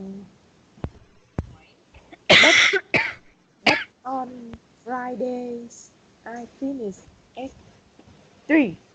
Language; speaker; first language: English; non-native, learner; Vietnamese